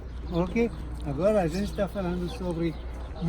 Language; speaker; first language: Portuguese; non-native, learner; Hebrew